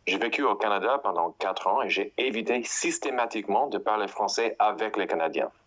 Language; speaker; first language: French; non-native, fluent; English